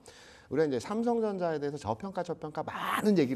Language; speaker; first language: Korean; native; Korean